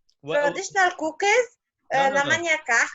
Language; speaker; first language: Indonesian; non-native, learner; Arabic